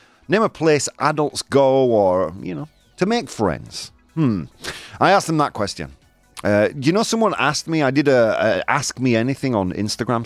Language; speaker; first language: English; native; English